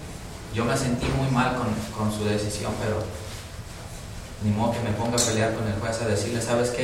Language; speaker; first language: Spanish; native; Spanish